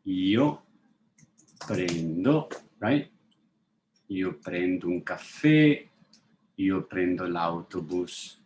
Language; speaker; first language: Italian; non-native, fluent; English